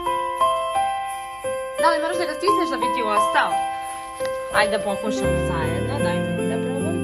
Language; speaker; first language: Bosnian; native; Bosnian